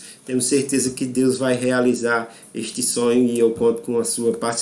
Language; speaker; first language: Portuguese; native; Portuguese